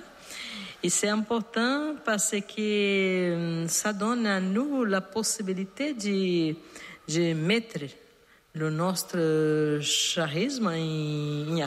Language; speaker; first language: French; non-native, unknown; Portuguese